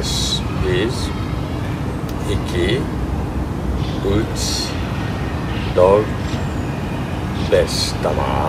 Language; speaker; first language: Turkish; non-native, learner; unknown